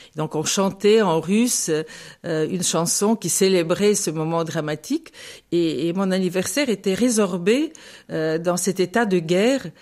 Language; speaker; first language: French; non-native, fluent; Bulgarian